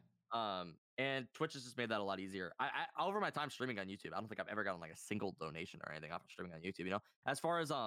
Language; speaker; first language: English; native; English